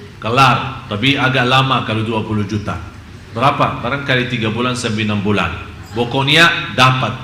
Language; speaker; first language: Indonesian; non-native, fluent; Arabic